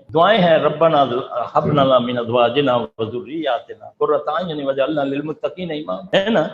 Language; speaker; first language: Urdu; non-native, local second language; Punjabi